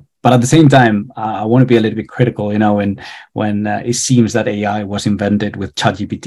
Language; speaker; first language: English; non-native, fluent; Spanish